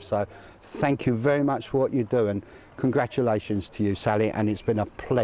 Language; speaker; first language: English; native; English